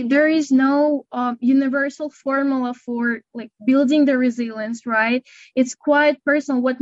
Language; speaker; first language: English; non-native, fluent; Russian